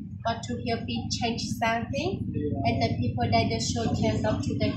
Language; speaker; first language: English; non-native, learner; Hmong